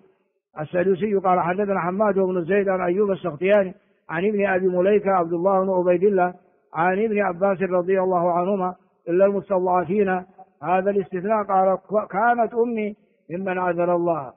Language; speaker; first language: Arabic; non-native, fluent; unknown